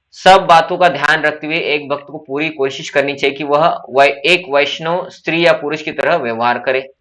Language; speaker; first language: Hindi; non-native, local second language; Marathi